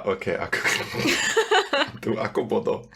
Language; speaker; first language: Indonesian; non-native, fluent; German